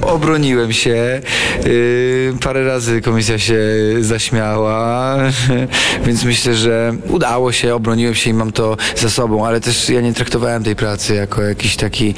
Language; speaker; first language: Polish; native; Polish